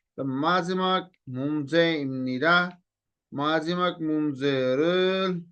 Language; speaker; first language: Korean; non-native, fluent; Uzbek